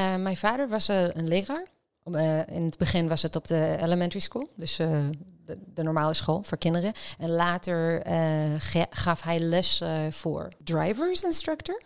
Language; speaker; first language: Dutch; non-native, fluent; Hebrew